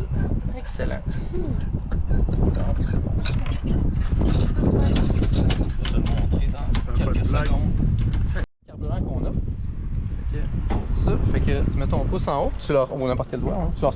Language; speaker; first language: French; native; French